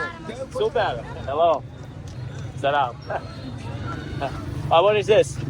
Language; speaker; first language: English; non-native, learner; Lithuanian